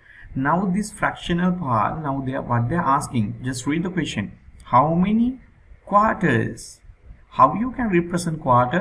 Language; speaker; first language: English; non-native, local second language; Sinhala